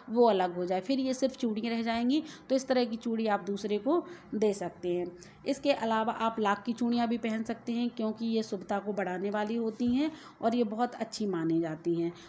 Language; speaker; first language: Hindi; native; Hindi